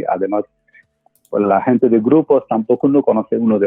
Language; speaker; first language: Spanish; non-native, fluent; Bangla